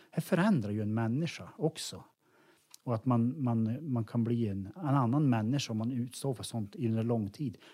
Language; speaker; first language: Swedish; native; Swedish